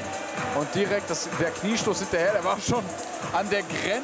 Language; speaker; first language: German; native; German